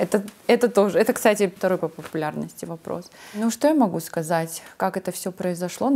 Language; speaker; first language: Russian; non-native, local second language; Ossetic